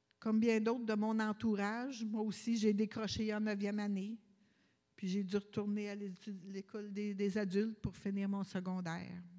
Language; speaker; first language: French; native; French